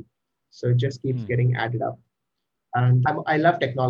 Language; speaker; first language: English; non-native, local second language; Malayalam